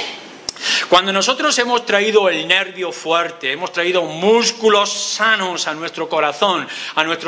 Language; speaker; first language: Spanish; native; Spanish